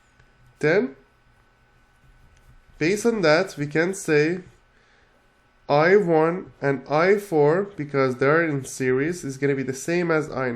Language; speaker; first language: English; non-native, fluent; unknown